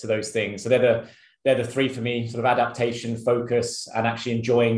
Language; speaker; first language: English; native; English